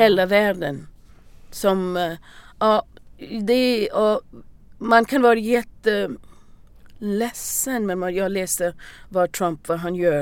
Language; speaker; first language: Swedish; non-native, learner; English